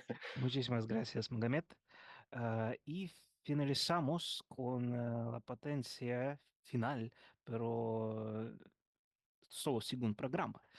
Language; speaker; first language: Spanish; non-native, learner; Russian